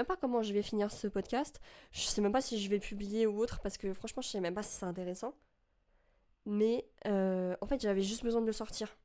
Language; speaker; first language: French; native; French